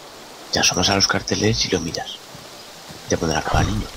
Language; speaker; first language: Spanish; native; Spanish